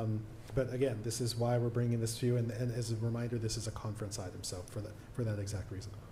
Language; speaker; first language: English; native; English